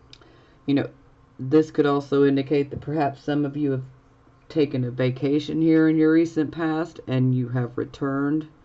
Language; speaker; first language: English; native; English